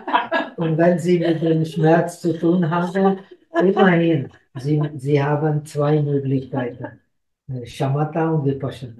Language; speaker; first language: German; non-native, fluent; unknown